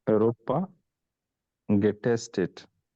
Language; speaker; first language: German; non-native, learner; Urdu